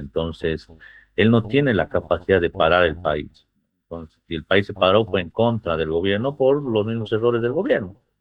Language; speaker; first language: Spanish; native; Spanish